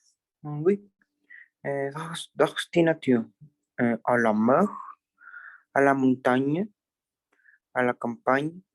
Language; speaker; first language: French; non-native, learner; Spanish